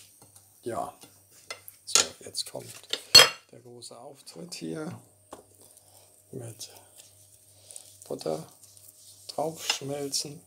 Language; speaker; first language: German; native; German